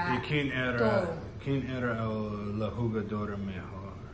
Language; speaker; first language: Spanish; non-native, learner; English